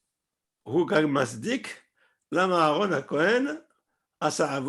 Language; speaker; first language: Hebrew; non-native, fluent; French